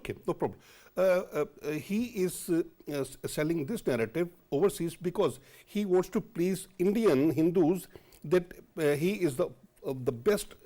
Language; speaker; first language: English; non-native, local second language; Urdu